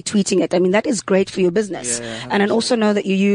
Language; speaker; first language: English; non-native, local second language; Xhosa